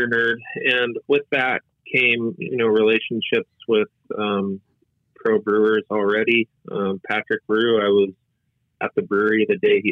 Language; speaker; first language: English; native; English